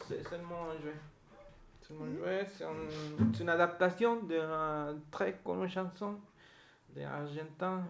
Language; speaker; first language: French; non-native, learner; Spanish